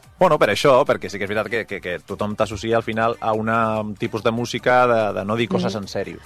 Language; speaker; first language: Catalan; non-native, local second language; Spanish